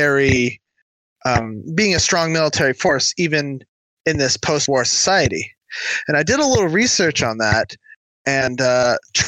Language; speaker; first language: English; native; English